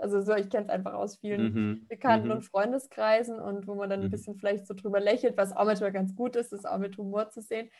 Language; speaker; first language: German; native; German